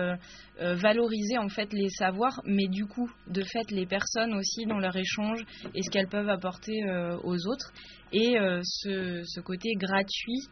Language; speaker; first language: French; native; French